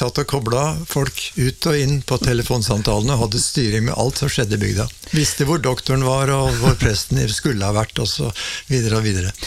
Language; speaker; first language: Norwegian; native; Norwegian